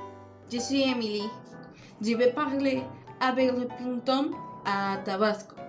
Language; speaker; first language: French; non-native, learner; Spanish